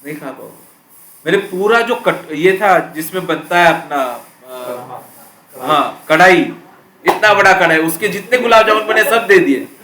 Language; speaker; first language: Hindi; non-native, local second language; Marathi